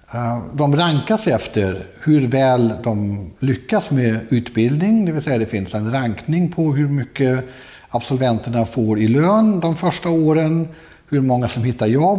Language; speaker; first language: Swedish; non-native, fluent; German